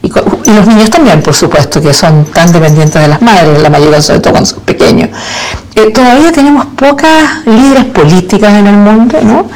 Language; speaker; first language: Spanish; native; Spanish